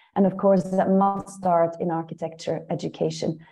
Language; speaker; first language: English; non-native, fluent; Dutch